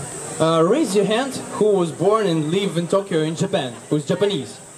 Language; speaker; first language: English; non-native, learner; Ukrainian